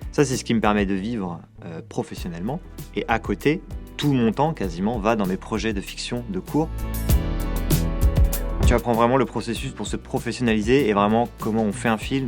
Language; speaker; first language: French; native; French